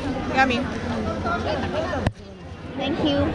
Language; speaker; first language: English; non-native, local second language; Hindi